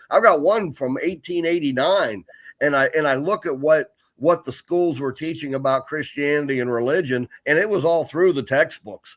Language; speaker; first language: English; native; English